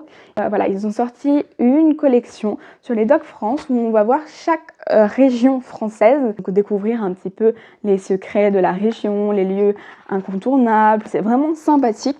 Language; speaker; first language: French; native; French